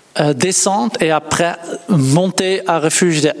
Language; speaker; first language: French; non-native, fluent; Dutch